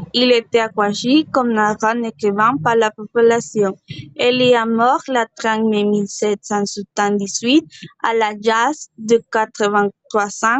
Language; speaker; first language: French; non-native, learner; Spanish